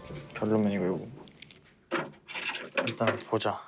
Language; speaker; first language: Korean; native; Korean